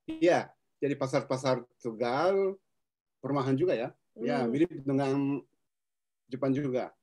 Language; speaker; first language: Indonesian; non-native, fluent; Japanese